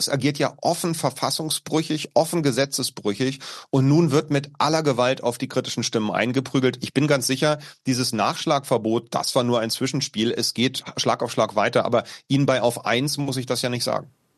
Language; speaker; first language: German; native; German